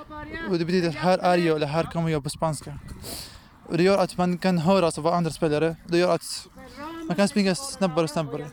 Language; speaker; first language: Swedish; non-native, fluent; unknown